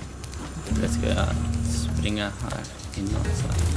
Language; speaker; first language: Swedish; native; Swedish